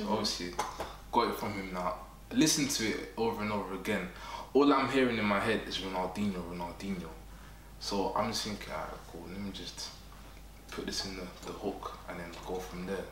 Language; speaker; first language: English; early bilingual, other home language; French